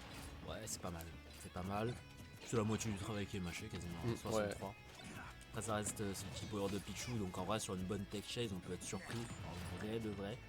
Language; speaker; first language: French; native; French